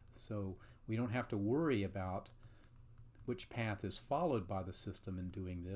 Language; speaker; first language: English; native; English